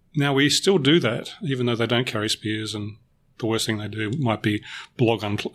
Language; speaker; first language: English; native; English